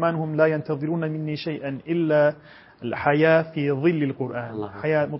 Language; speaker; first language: Arabic; non-native, fluent; Turkish